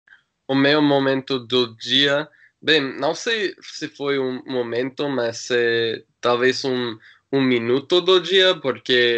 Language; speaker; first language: Portuguese; non-native, learner; English